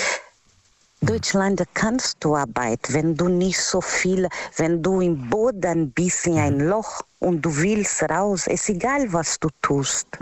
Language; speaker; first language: German; non-native, learner; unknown